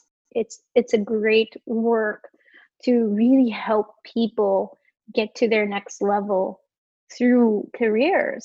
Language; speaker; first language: English; non-native, local second language; Filipino